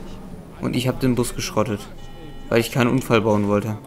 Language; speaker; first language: German; native; German